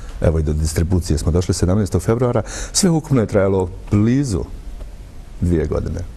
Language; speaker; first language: Bosnian; native; Bosnian